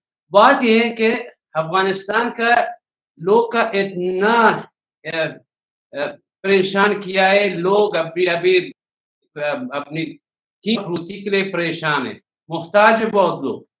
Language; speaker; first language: Hindi; non-native, learner; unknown